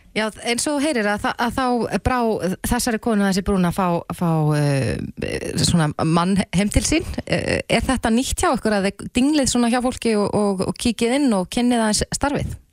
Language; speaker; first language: Icelandic; native; Icelandic